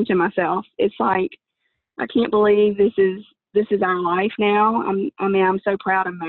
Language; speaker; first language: English; native; English